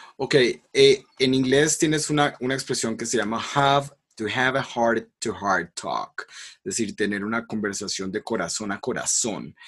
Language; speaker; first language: Spanish; native; Spanish